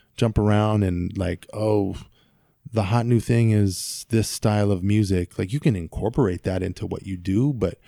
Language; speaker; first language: English; native; English